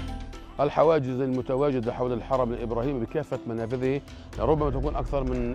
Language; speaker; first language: Arabic; native; Arabic